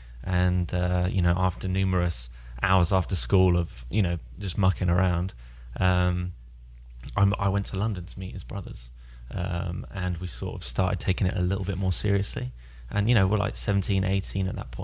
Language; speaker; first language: English; native; English